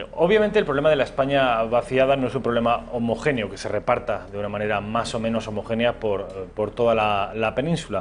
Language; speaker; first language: Spanish; native; Spanish